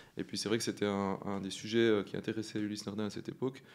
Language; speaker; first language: French; native; French